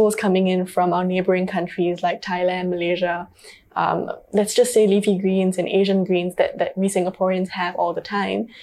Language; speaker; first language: English; native; English